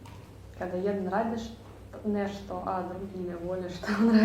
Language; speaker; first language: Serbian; non-native, learner; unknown